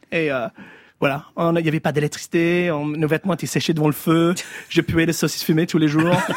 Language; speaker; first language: French; early bilingual, other home language; English